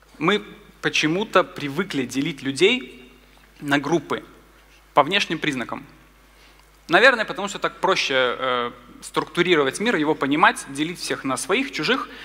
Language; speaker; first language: Russian; native; Russian